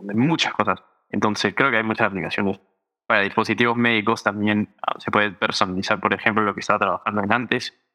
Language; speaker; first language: Spanish; early bilingual, heritage; Spanish